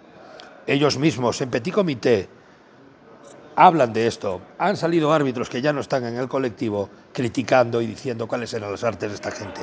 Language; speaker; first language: Spanish; native; Spanish